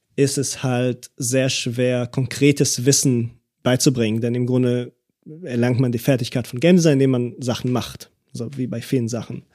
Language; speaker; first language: German; early bilingual, other home language; Hebrew